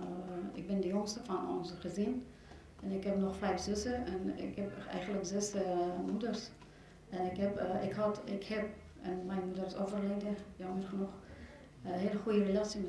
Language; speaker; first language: Dutch; non-native, learner; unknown